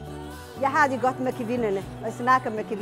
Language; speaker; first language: Danish; non-native, fluent; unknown